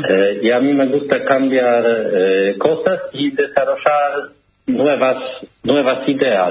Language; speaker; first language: Spanish; non-native, learner; Polish